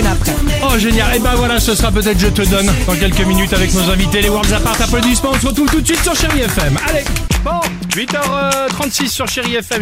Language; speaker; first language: French; native; French